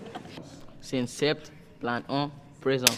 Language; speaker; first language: French; non-native, learner; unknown